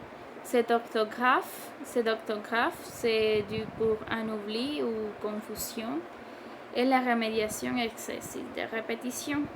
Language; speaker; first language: French; non-native, learner; Spanish